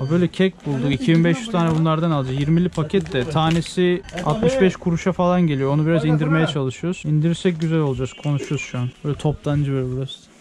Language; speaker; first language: Turkish; native; Turkish